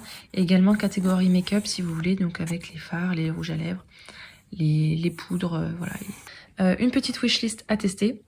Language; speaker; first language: French; native; French